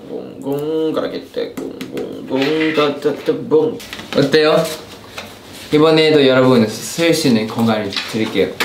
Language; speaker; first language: Korean; non-native, fluent; Thai